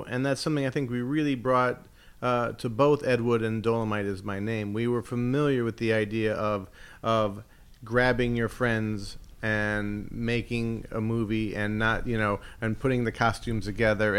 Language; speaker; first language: English; native; English